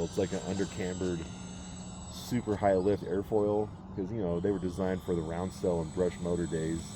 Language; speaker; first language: English; native; English